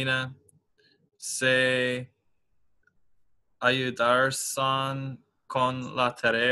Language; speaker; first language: Spanish; non-native, learner; English